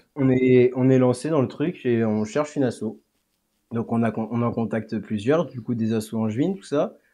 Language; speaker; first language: French; native; French